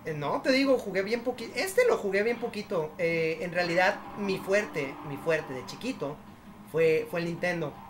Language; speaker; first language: Spanish; native; Spanish